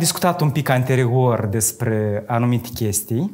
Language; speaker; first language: Romanian; native; Romanian